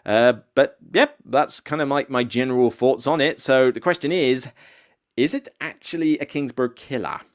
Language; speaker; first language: English; native; English